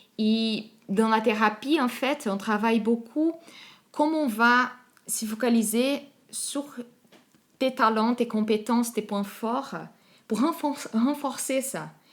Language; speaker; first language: French; non-native, fluent; Portuguese